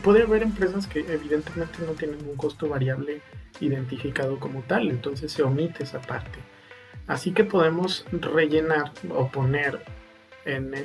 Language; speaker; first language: Spanish; native; Spanish